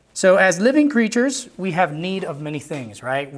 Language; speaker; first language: English; non-native, local second language; Spanish